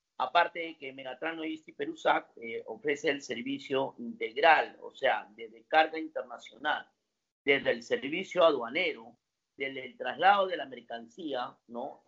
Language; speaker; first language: Spanish; native; Spanish